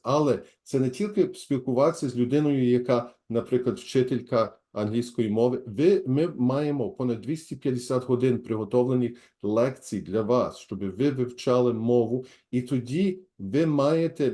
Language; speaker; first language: Ukrainian; early bilingual, heritage; Ukrainian